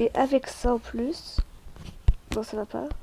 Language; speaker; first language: French; native; French